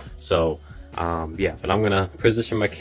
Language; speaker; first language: English; native; English